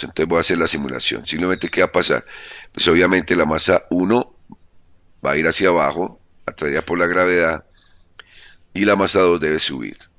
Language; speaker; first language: Spanish; native; Spanish